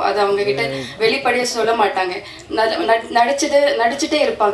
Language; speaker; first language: Tamil; non-native, fluent; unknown